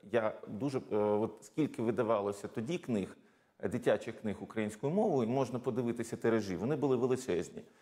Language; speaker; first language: Ukrainian; non-native, local second language; Russian